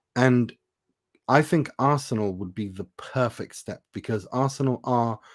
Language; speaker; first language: English; non-native, fluent; Persian